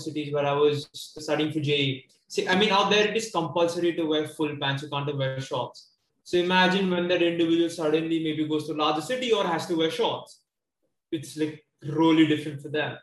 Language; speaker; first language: English; non-native, local second language; Hindi